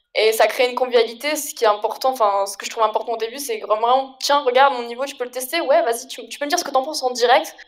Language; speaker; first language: French; native; French